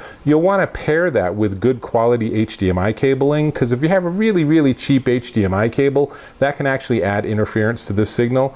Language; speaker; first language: English; native; English